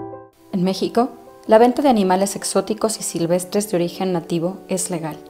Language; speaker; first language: Spanish; native; Spanish